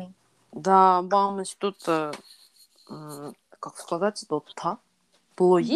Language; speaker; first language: Russian; non-native, learner; Korean